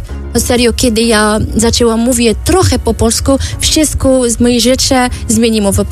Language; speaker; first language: Polish; non-native, learner; Arabic